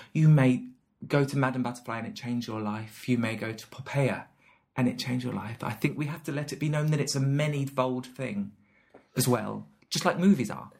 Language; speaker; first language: English; native; English